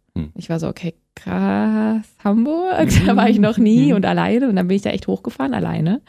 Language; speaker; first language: German; native; German